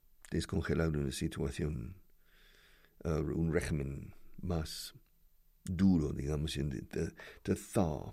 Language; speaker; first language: Spanish; non-native, fluent; English